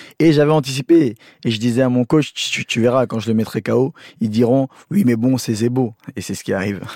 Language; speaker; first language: French; early bilingual, other home language; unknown